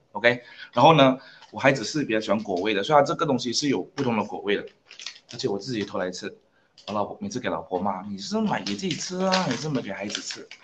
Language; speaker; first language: Chinese; non-native, local second language; English